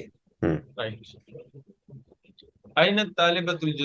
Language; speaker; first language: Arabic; non-native, fluent; Urdu